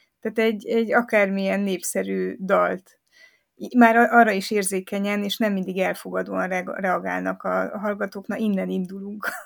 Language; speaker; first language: Hungarian; native; Hungarian